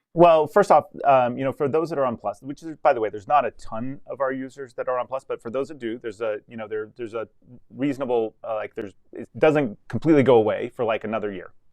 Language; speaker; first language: English; native; English